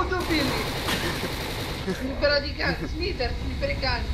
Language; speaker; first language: Italian; native; Italian